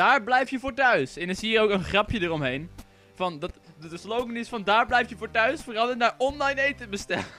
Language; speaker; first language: Dutch; native; Dutch